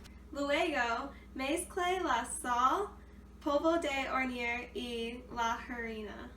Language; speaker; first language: Spanish; non-native, learner; English